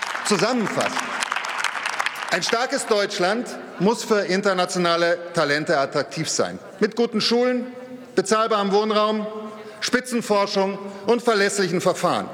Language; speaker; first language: German; native; German